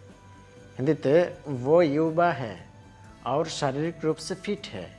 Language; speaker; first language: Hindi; non-native, local second language; Bangla